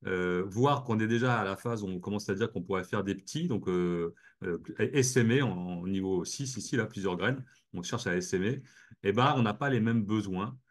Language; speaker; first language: French; native; French